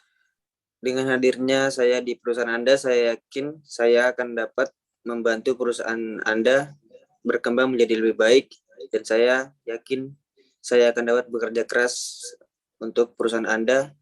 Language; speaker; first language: Indonesian; non-native, local second language; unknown